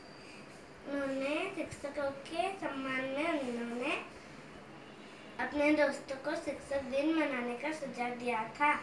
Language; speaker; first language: Hindi; non-native, local second language; Marathi